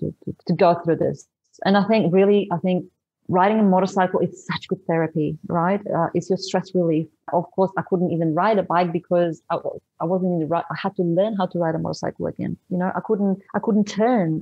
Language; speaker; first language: English; non-native, fluent; Polish